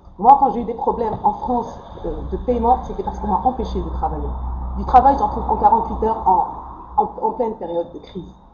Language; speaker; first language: French; non-native, local second language; Arabic